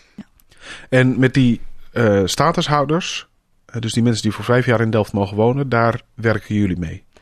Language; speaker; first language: Dutch; native; Dutch